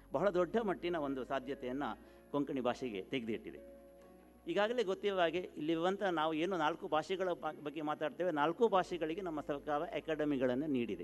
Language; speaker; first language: Kannada; non-native, local second language; Konkani